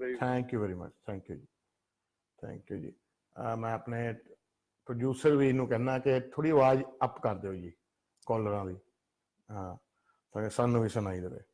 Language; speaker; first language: Punjabi; early bilingual, heritage; Punjabi